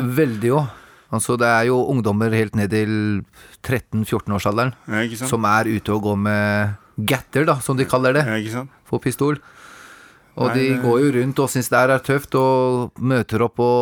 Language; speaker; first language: Norwegian; native; Norwegian